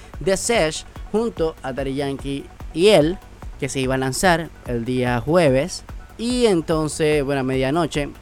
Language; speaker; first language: Spanish; native; Spanish